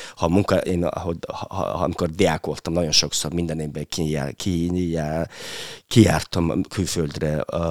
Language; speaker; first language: Hungarian; non-native, fluent; Mongolian